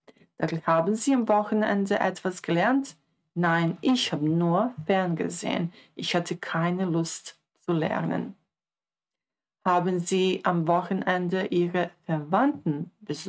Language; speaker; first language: German; non-native, fluent; Croatian